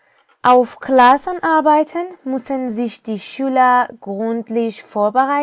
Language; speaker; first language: German; non-native, fluent; Persian